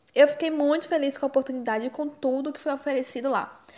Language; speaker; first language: Portuguese; native; Portuguese